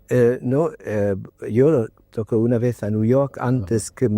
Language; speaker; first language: Spanish; non-native, learner; English